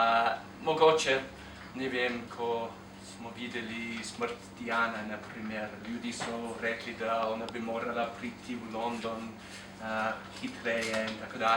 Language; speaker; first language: Slovenian; non-native, fluent; English